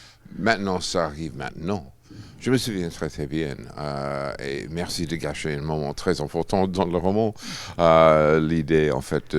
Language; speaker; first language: French; non-native, fluent; English